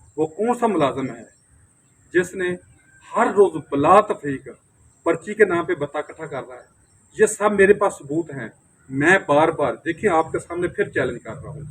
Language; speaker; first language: Urdu; non-native, local second language; Punjabi